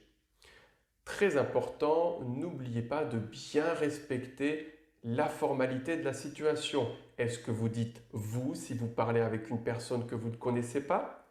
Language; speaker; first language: French; native; French